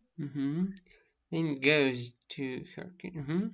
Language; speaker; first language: English; non-native, fluent; Russian